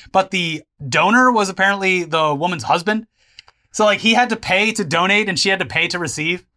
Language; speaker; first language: English; native; English